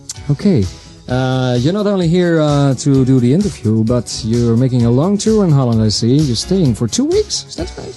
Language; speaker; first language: English; non-native, fluent; Dutch